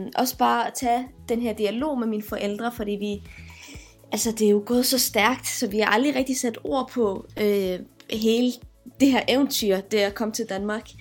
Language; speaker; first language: Danish; early bilingual, other home language; Arabic